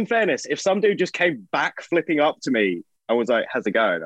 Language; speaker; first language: English; native; English